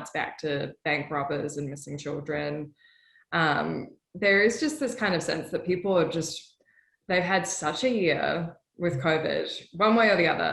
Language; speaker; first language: English; native; English